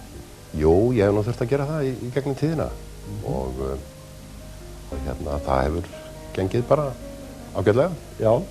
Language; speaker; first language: Icelandic; native; Icelandic